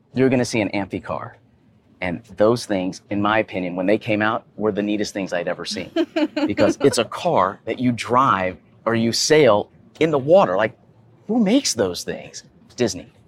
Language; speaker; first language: English; native; English